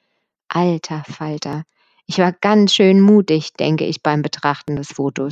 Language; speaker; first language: German; native; German